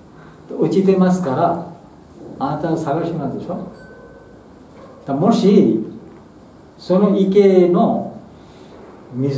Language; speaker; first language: Japanese; non-native, fluent; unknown